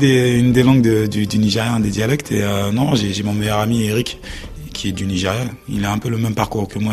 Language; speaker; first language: French; early bilingual, other home language; Haitian Creole